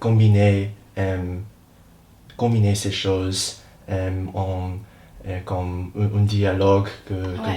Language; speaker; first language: French; non-native, learner; English